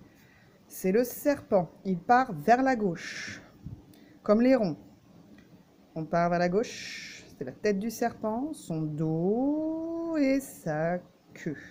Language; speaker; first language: French; native; French